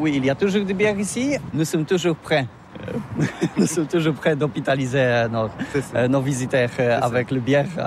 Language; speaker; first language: French; non-native, learner; Polish